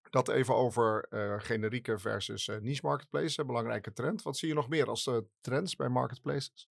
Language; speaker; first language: Dutch; native; Dutch